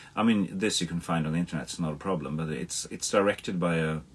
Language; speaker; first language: English; non-native, fluent; Swedish